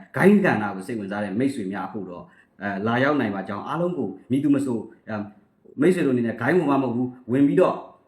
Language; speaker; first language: Burmese; native; Burmese